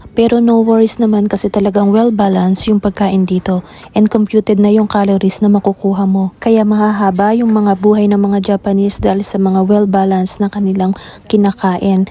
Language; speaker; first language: Filipino; native; Filipino